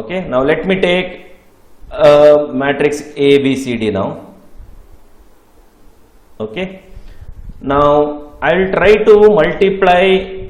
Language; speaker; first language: English; non-native, local second language; Kannada